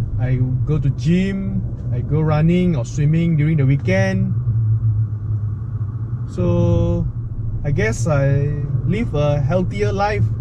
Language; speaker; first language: English; non-native, local second language; Min Nan Chinese